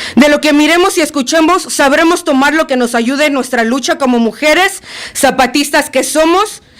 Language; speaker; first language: Spanish; early bilingual, other home language; English